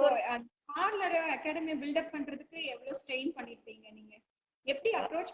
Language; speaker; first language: Tamil; native; Tamil